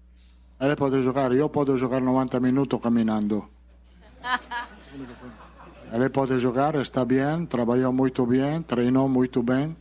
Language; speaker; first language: Portuguese; non-native, fluent; Italian